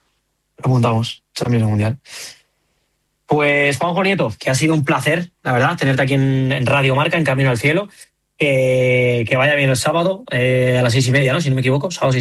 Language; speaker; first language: Spanish; native; Spanish